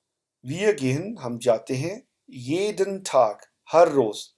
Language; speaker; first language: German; non-native, fluent; Urdu